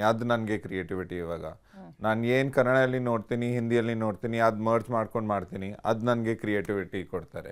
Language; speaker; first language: Kannada; non-native, local second language; Punjabi